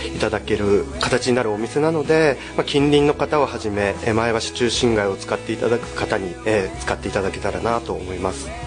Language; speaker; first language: Japanese; native; Japanese